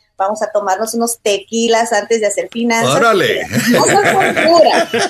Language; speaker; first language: Spanish; native; Spanish